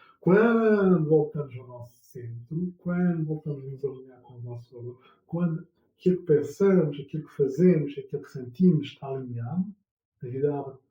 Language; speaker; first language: Portuguese; non-native, fluent; French